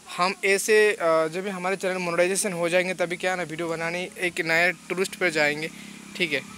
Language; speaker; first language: Hindi; non-native, local second language; Bangla